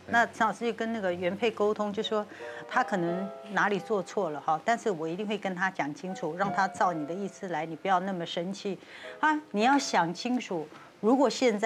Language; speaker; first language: Chinese; native; Chinese